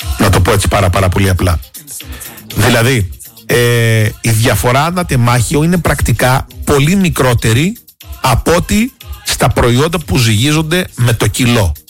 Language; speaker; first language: Greek; native; Greek